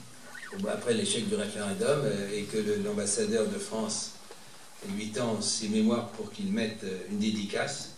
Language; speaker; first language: French; native; French